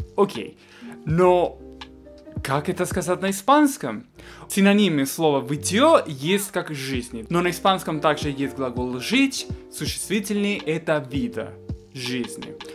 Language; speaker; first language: Russian; non-native, fluent; Spanish